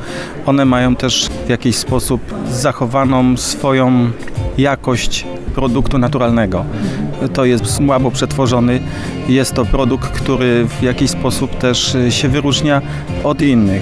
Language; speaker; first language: Polish; native; Polish